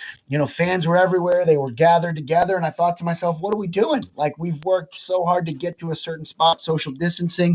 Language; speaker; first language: English; native; English